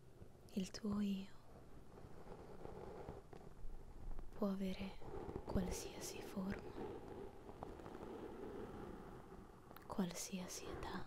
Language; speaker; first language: Italian; native; Italian